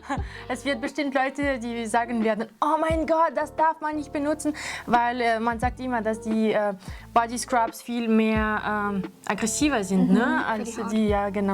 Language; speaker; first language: German; non-native, fluent; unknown